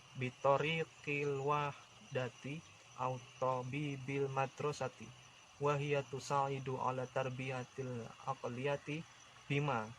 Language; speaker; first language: Arabic; non-native, learner; Indonesian